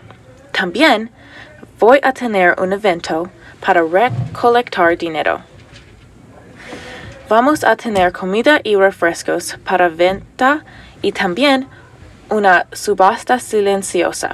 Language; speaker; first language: Spanish; non-native, learner; English